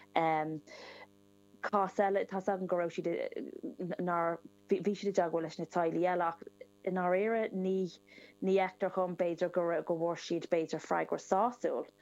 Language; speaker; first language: Irish; non-native, local second language; English